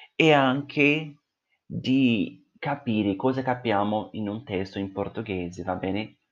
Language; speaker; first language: Italian; non-native, fluent; Portuguese